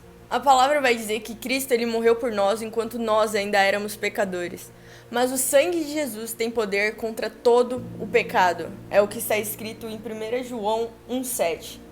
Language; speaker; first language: Portuguese; native; Portuguese